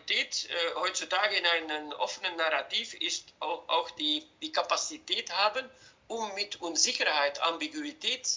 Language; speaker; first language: German; non-native, fluent; Dutch